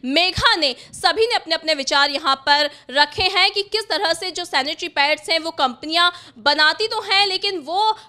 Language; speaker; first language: Hindi; native; Hindi